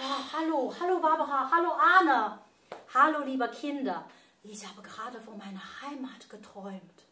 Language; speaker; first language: German; non-native, fluent; Chinese